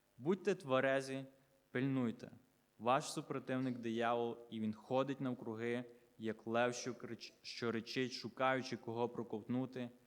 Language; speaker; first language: Ukrainian; native; Ukrainian